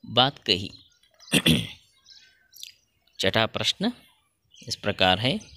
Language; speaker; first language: Hindi; non-native, local second language; Kannada